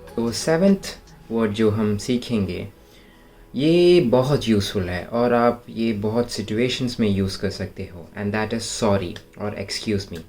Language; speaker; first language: Hindi; non-native, local second language; Malayalam